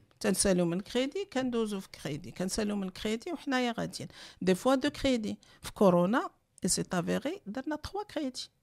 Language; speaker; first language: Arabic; native; Arabic